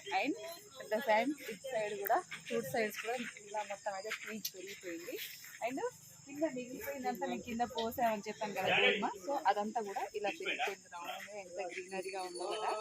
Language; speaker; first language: Telugu; non-native, local second language; Lambadi